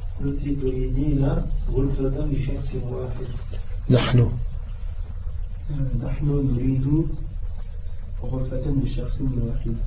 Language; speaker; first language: Arabic; non-native, learner; French